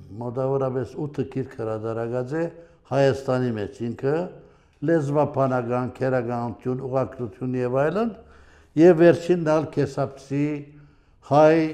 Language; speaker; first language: Armenian; early bilingual, heritage; Armenian